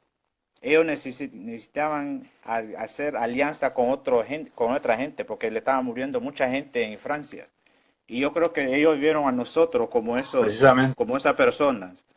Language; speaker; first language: Spanish; non-native, local second language; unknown